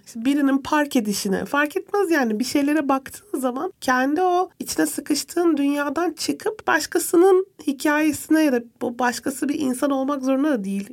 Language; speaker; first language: Turkish; native; Turkish